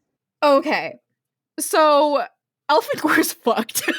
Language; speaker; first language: English; native; English